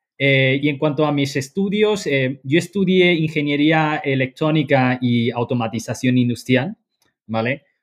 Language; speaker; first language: Spanish; non-native, fluent; Chinese